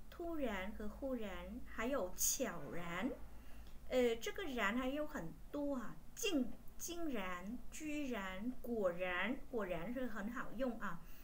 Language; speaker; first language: Chinese; non-native, fluent; Vietnamese